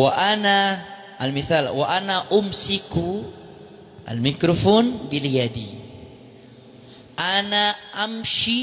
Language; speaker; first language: Arabic; non-native, fluent; Indonesian